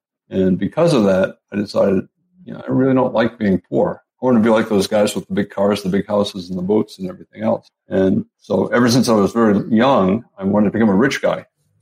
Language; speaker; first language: English; native; English